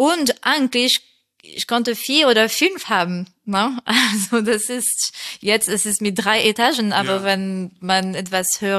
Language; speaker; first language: German; non-native, fluent; French